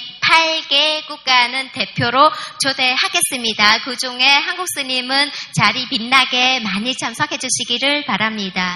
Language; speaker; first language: Korean; non-native, fluent; Vietnamese